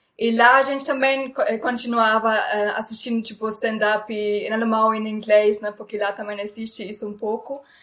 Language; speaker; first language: Portuguese; non-native, fluent; German